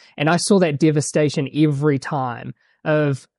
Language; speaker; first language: English; native; English